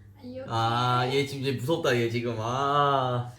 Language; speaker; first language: Korean; native; Korean